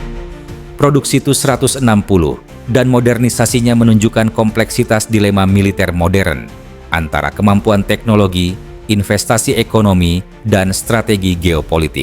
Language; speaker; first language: Indonesian; native; Indonesian